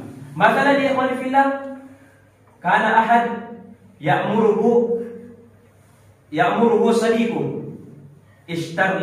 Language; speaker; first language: Arabic; non-native, learner; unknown